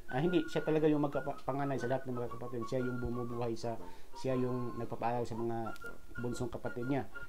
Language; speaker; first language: Filipino; non-native, local second language; Cebuano